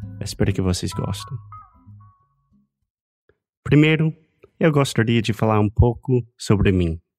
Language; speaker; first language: Portuguese; non-native, fluent; English